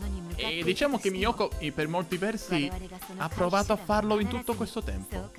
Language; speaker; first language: Italian; native; Italian